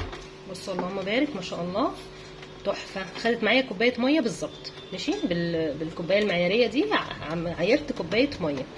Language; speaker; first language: Arabic; native; Arabic